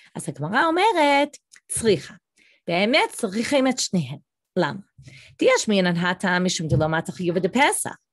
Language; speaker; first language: Hebrew; non-native, fluent; English